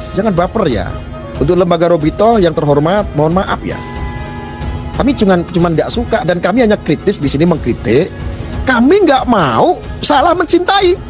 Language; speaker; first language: Indonesian; native; Indonesian